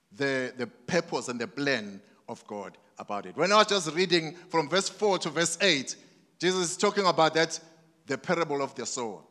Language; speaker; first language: English; non-native, local second language; Zulu